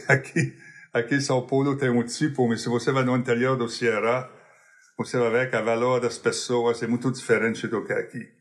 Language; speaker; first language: Portuguese; non-native, fluent; English